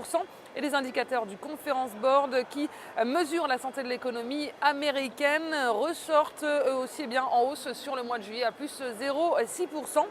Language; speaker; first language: French; native; French